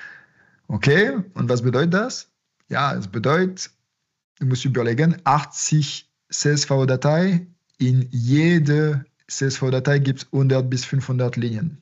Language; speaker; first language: German; non-native, fluent; French